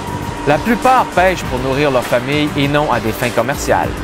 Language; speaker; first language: French; native; French